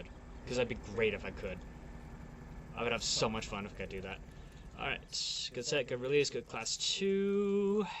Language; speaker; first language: English; native; English